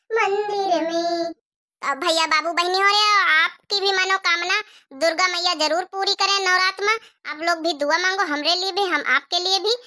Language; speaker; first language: Hindi; native; Hindi